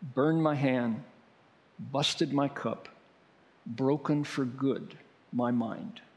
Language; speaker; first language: English; native; English